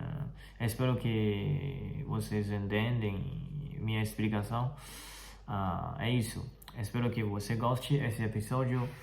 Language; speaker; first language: Portuguese; non-native, fluent; Chinese